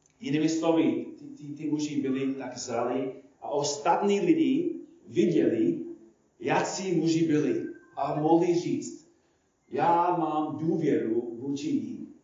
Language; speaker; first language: Czech; non-native, fluent; English